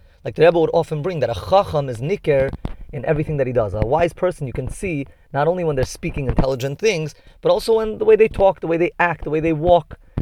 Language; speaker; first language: English; native; English